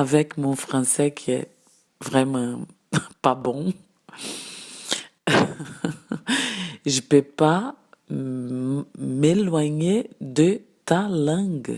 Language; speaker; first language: French; non-native, fluent; Portuguese